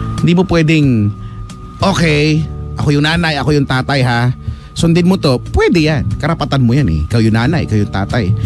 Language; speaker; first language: Filipino; native; Filipino